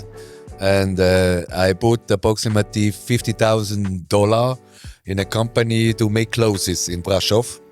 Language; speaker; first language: English; non-native, learner; German